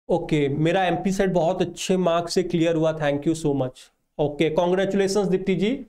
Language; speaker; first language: Hindi; non-native, local second language; Odia